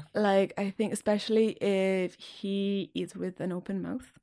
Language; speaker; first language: English; non-native, fluent; Spanish